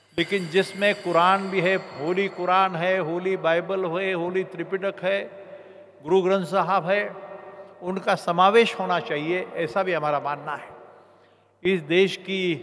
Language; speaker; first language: Hindi; non-native, local second language; Marathi